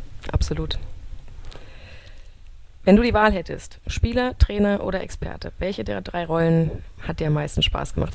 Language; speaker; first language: German; native; German